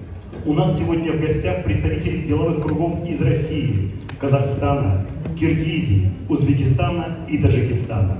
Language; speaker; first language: Russian; native; Russian